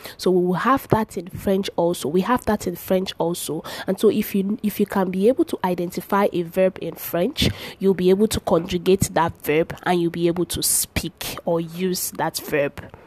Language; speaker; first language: English; non-native, local second language; Yoruba